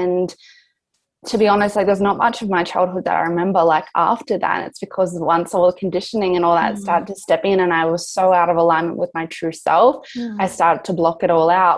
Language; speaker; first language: English; native; English